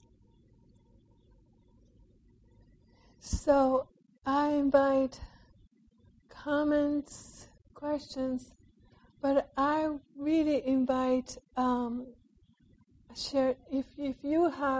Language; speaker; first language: English; non-native, fluent; Japanese